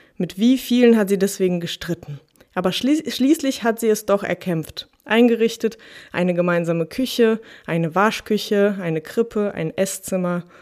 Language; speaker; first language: German; early bilingual, other home language; Russian